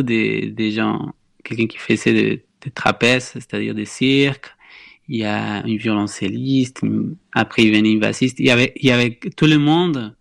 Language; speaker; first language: French; non-native, fluent; Spanish